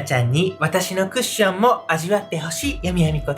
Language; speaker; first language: Japanese; native; Japanese